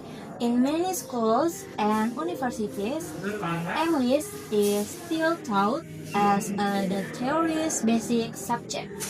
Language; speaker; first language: English; non-native, learner; Indonesian